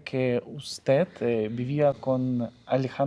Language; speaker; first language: Spanish; non-native, fluent; Ukrainian